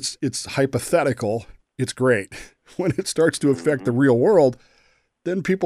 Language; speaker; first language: English; native; English